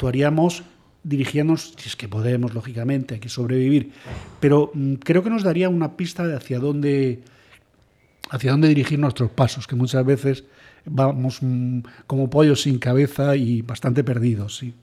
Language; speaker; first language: Spanish; native; Spanish